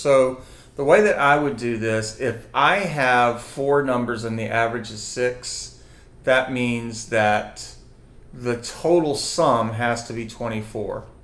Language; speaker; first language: English; native; English